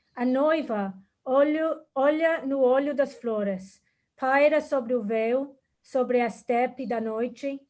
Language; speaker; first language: Portuguese; non-native, fluent; English